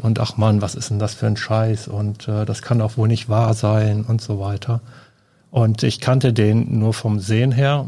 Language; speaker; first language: German; native; German